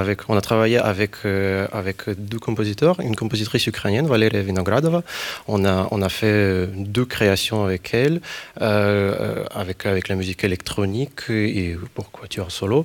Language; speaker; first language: French; non-native, fluent; Ukrainian